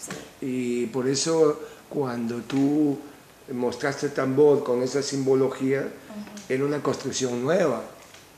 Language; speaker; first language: Spanish; native; Spanish